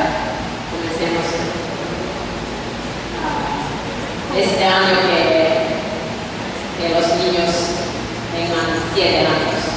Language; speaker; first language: Spanish; non-native, learner; Finnish